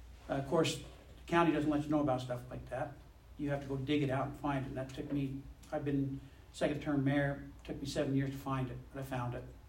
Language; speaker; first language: English; native; English